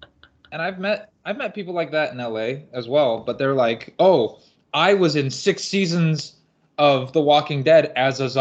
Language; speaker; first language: English; native; English